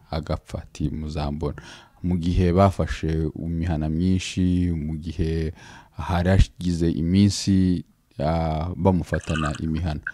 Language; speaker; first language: Kinyarwanda; native; Kinyarwanda